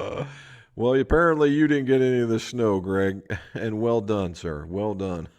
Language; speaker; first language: English; native; English